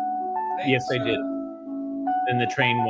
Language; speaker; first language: English; native; English